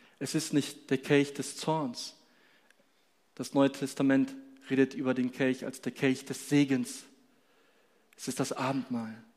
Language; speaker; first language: German; non-native, fluent; Polish